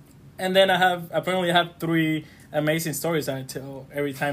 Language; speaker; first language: English; non-native, fluent; Spanish